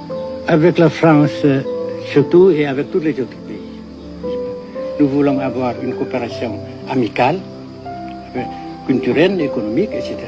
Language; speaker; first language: French; non-native, fluent; Vietnamese